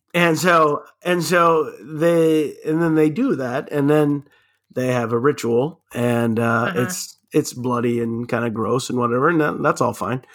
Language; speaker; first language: English; early bilingual, other home language; German